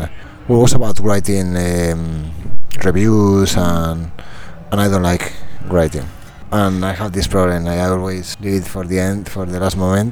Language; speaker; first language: English; non-native, fluent; Spanish